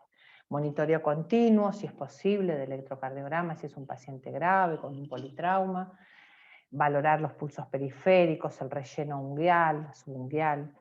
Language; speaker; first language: Spanish; native; Spanish